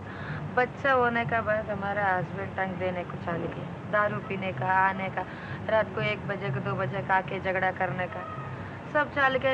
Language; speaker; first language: Hindi; non-native, local second language; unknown